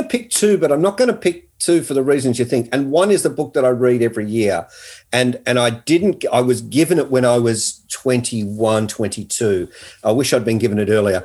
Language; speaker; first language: English; native; English